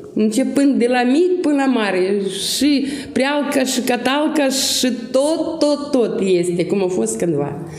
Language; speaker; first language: Romanian; non-native, local second language; Russian